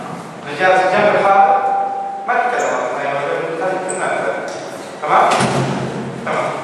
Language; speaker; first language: Arabic; native; Arabic